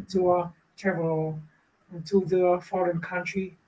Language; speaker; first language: English; non-native, learner; Vietnamese